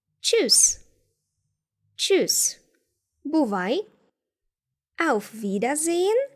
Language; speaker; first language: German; non-native, fluent; Ukrainian